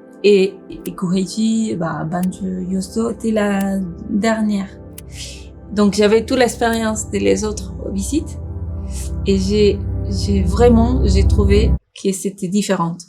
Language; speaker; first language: French; non-native, fluent; Spanish